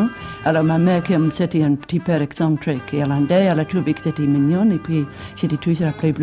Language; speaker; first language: French; non-native, fluent; English